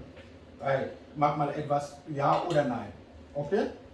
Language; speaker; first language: German; non-native, learner; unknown